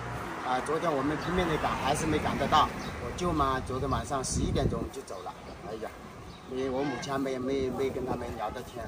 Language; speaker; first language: Chinese; native; Chinese